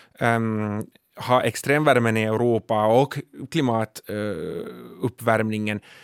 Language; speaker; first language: Swedish; native; Swedish